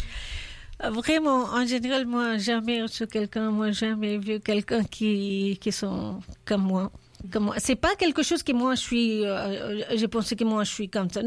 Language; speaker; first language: French; non-native, learner; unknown